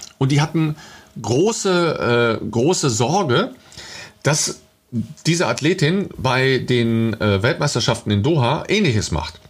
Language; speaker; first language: German; native; German